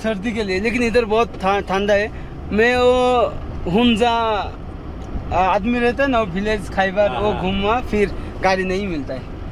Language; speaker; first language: Hindi; non-native, learner; Bangla